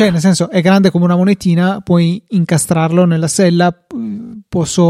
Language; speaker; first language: Italian; native; Italian